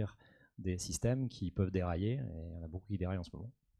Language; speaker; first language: French; native; French